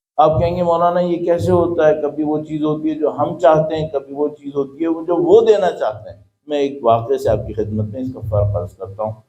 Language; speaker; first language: Urdu; native; Urdu